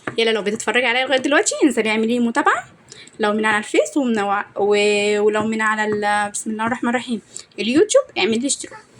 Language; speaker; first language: Arabic; native; Arabic